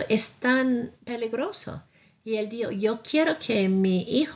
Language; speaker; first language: Spanish; non-native, fluent; English